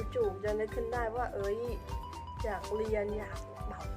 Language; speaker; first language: Thai; early bilingual, other home language; Khmer